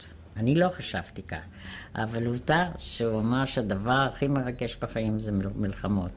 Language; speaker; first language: Hebrew; non-native, local second language; Arabic